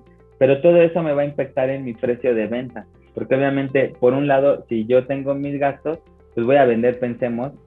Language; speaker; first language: Spanish; native; Spanish